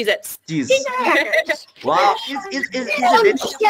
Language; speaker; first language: English; non-native, learner; Marathi